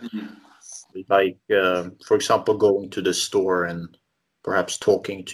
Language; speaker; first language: English; non-native, fluent; Norwegian